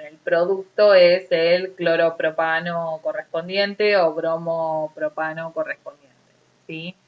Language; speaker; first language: Spanish; native; Spanish